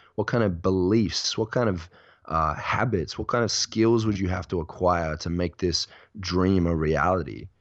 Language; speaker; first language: English; native; English